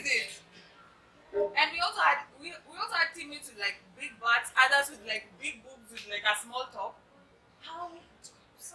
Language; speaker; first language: English; non-native, local second language; Swahili